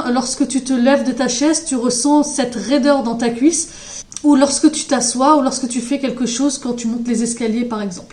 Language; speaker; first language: French; native; French